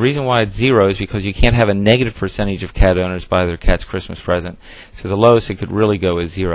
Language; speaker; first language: English; native; English